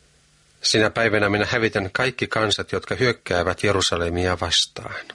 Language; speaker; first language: Finnish; native; Finnish